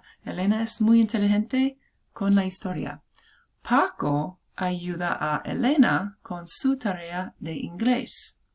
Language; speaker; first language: Spanish; non-native, fluent; English